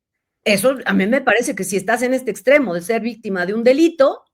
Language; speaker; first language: Spanish; native; Spanish